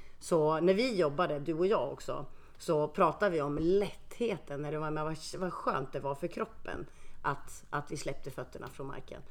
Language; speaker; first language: Swedish; early bilingual, other home language; Finnish